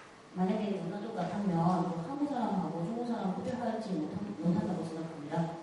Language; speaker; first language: Korean; non-native, fluent; Chinese